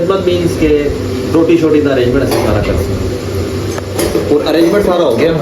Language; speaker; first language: Urdu; native; Urdu